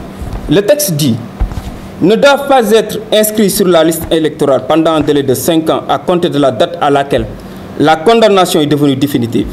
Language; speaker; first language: French; non-native, local second language; Wolof